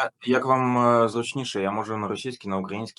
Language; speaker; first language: Ukrainian; non-native, local second language; Russian